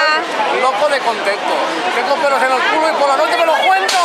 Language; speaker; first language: Spanish; native; Spanish